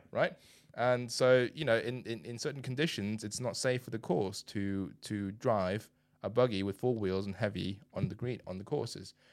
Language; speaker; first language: English; non-native, fluent; Chinese